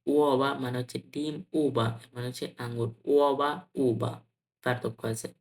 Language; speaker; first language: Bangla; native; Bangla